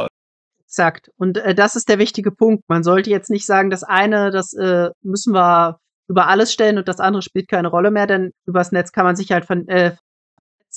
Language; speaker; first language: German; native; German